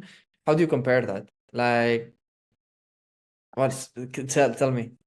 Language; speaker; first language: English; non-native, fluent; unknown